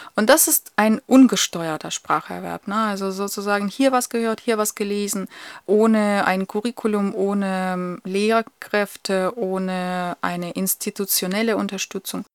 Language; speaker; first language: German; non-native, fluent; Russian